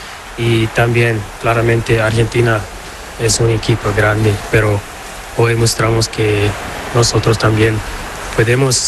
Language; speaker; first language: Spanish; non-native, learner; Portuguese